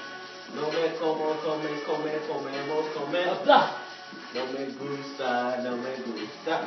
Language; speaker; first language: Spanish; non-native, learner; English